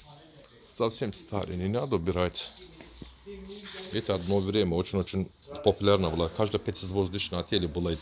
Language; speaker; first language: Russian; non-native, learner; Turkish